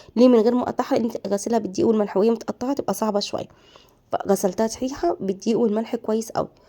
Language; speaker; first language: Egyptian Arabic; native; Egyptian Arabic